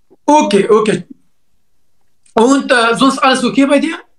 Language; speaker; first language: German; non-native, learner; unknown